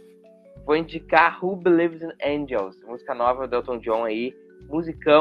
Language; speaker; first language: Portuguese; native; Portuguese